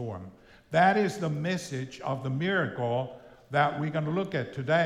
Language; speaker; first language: English; non-native, fluent; German